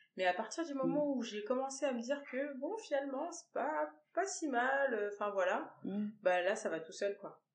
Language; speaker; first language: French; native; French